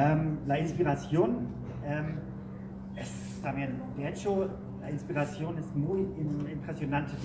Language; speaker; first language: Spanish; non-native, learner; German